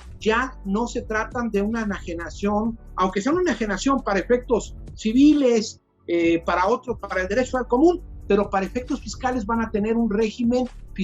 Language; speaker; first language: Spanish; native; Spanish